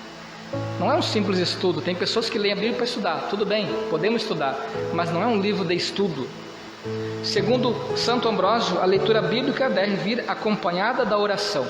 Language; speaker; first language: Portuguese; native; Portuguese